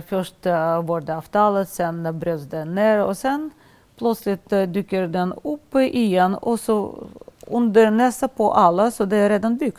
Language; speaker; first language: Swedish; non-native, fluent; Russian